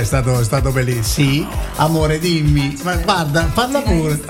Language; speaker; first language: Italian; native; Italian